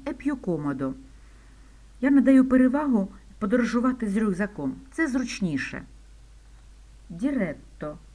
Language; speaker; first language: Ukrainian; native; Ukrainian